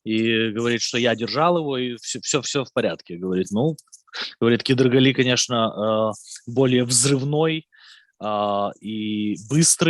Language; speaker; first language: Russian; native; Russian